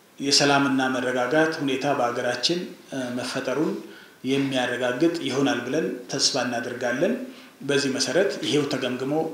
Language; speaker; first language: Amharic; non-native, local second language; Wolaytta